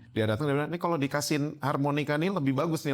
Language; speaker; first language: Indonesian; native; Indonesian